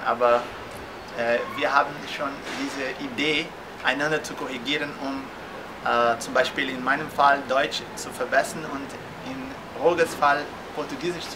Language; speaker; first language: German; non-native, fluent; Portuguese